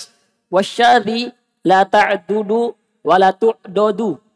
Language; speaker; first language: Arabic; non-native, learner; Indonesian